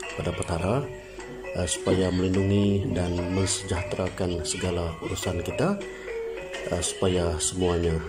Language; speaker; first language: Malay; non-native, local second language; Iban